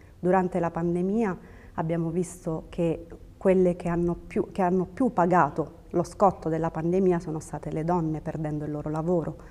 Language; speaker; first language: Italian; early bilingual, other home language; Tigrinya